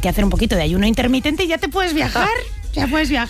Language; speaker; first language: Spanish; native; Spanish